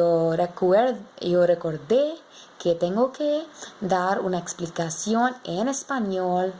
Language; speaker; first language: Spanish; non-native, learner; English